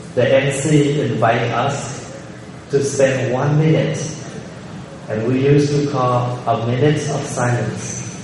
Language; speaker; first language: English; non-native, fluent; Vietnamese